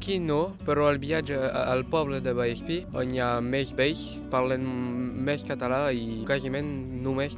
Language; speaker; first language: Catalan; non-native, local second language; French